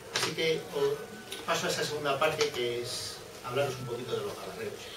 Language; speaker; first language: Spanish; native; Spanish